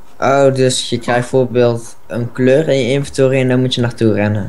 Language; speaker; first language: Dutch; native; Dutch